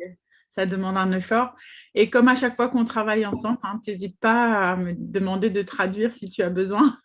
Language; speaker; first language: French; native; French